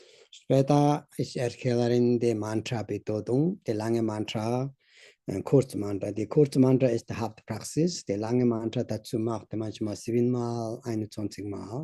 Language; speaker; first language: German; non-native, learner; Tibetan